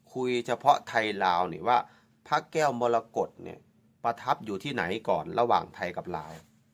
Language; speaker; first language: Thai; native; Thai